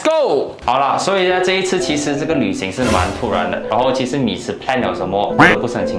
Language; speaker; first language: Chinese; native; Chinese